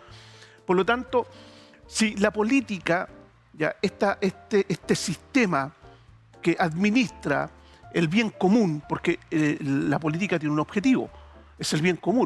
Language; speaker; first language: Spanish; native; Spanish